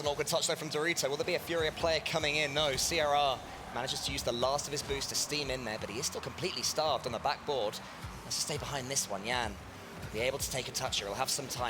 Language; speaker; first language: English; native; English